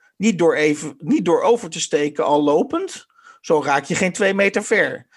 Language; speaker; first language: Dutch; native; Dutch